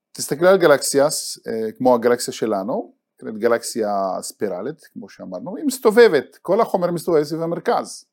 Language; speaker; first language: Hebrew; non-native, local second language; Arabic